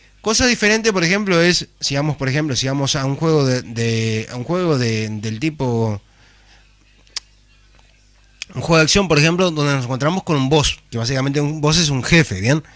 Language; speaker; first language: Spanish; native; Spanish